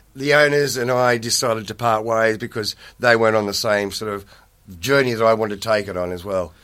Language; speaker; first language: English; native; English